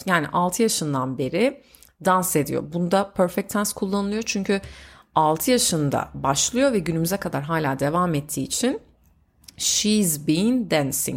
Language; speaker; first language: Turkish; native; Turkish